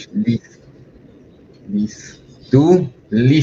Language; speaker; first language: German; non-native, learner; Portuguese